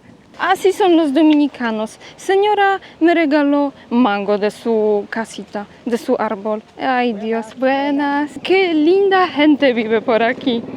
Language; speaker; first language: Spanish; non-native, fluent; Polish